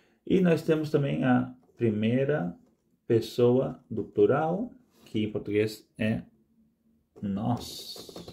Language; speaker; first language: Portuguese; non-native, fluent; Spanish